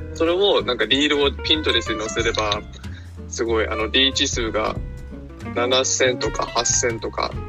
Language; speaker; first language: Japanese; early bilingual, heritage; Japanese